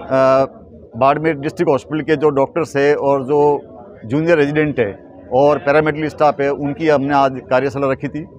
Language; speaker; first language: Hindi; native; Hindi